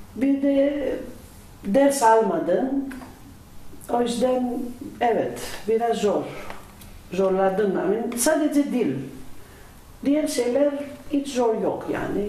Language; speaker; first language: Turkish; non-native, learner; Greek